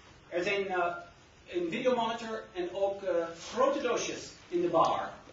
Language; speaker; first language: Dutch; non-native, learner; English